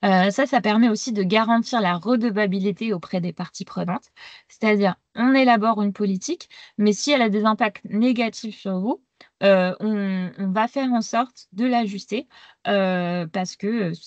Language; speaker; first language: French; native; French